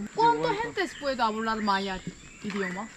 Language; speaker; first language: Spanish; non-native, learner; Turkish